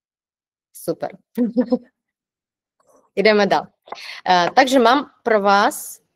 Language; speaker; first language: Czech; non-native, fluent; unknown